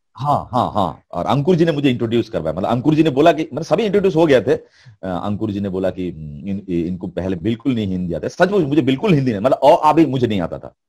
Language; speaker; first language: Hindi; non-native, local second language; Bangla